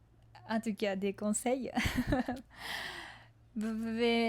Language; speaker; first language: French; non-native, fluent; Japanese